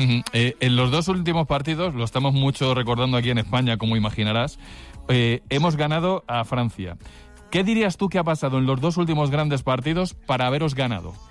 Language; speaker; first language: Spanish; native; Spanish